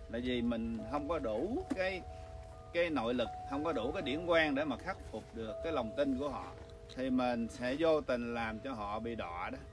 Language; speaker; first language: Vietnamese; early bilingual, other home language; English